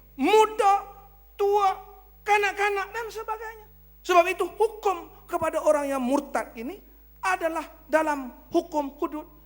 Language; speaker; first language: Malay; native; Malay